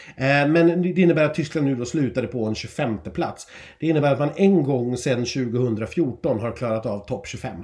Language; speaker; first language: Swedish; native; Swedish